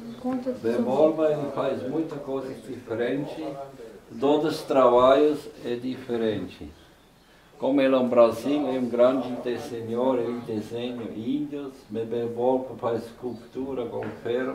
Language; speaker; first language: Portuguese; non-native, learner; German